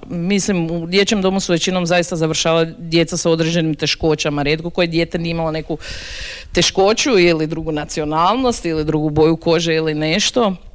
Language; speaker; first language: Serbian; native; Serbian